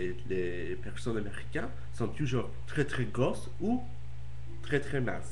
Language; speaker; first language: French; non-native, learner; English